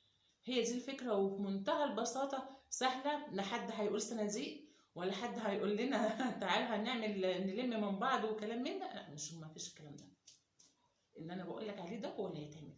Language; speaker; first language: Arabic; native; Arabic